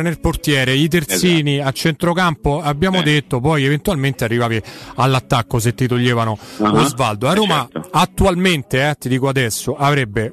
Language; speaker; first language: Italian; native; Italian